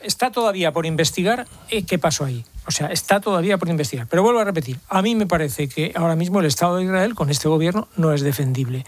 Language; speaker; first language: Spanish; native; Spanish